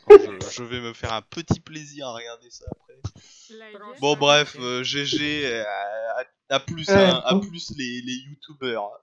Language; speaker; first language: French; native; French